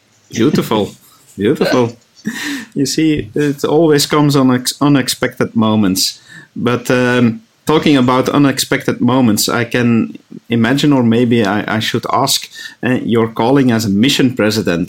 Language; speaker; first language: English; non-native, fluent; Dutch